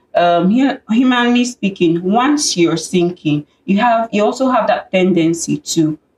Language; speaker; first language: English; non-native, local second language; Yoruba